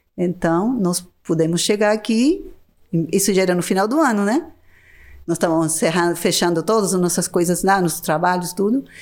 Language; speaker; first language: Portuguese; non-native, fluent; Spanish